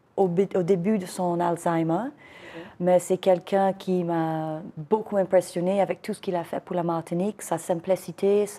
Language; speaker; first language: French; non-native, fluent; English